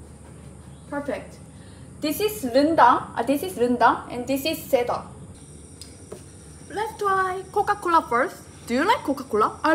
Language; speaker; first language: English; non-native, learner; Korean